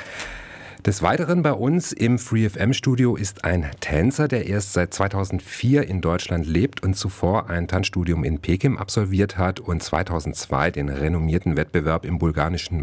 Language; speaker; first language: German; native; German